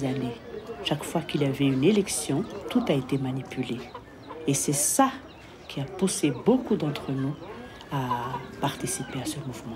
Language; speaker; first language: French; non-native, local second language; Malagasy